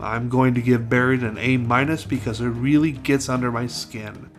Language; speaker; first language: English; native; English